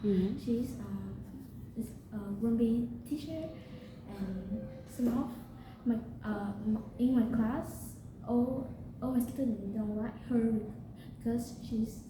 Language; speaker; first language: English; non-native, learner; Vietnamese